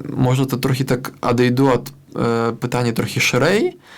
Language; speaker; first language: Belarusian; non-native, local second language; Russian